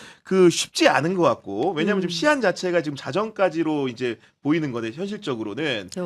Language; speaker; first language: Korean; native; Korean